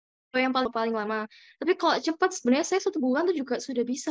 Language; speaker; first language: Indonesian; native; Indonesian